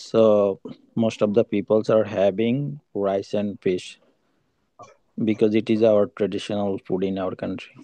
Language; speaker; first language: English; non-native, learner; Bangla